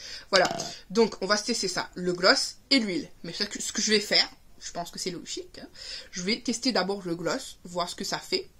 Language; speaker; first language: French; native; French